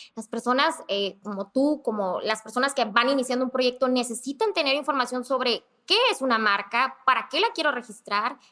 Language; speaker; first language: Spanish; native; Spanish